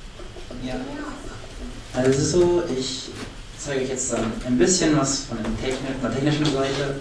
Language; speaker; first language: German; native; German